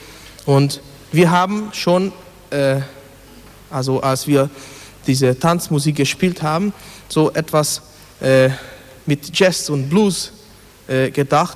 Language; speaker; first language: German; non-native, fluent; Hungarian